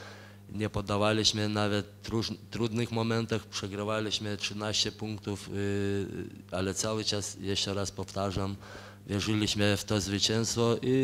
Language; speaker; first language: Polish; non-native, fluent; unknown